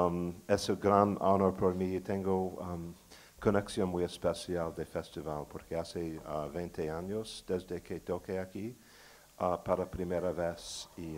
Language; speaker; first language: Spanish; non-native, learner; English